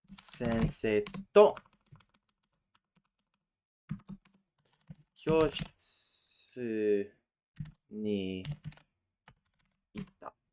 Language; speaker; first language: Japanese; non-native, fluent; English